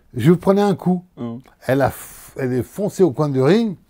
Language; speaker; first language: French; native; French